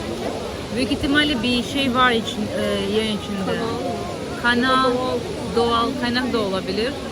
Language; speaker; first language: Turkish; non-native, fluent; Albanian